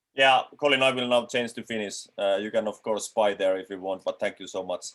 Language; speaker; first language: English; non-native, fluent; Finnish